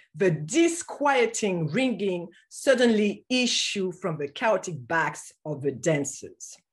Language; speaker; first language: English; non-native, fluent; French